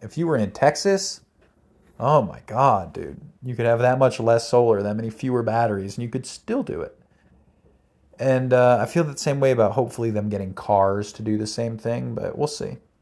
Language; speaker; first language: English; native; English